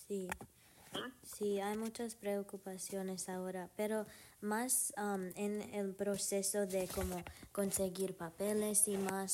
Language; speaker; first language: Spanish; non-native, learner; English